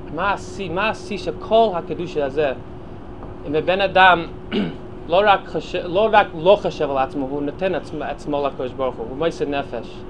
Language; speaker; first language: Hebrew; non-native, fluent; English